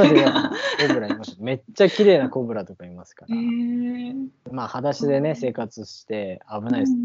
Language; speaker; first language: Japanese; native; Japanese